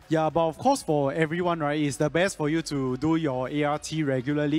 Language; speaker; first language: English; non-native, local second language; Chinese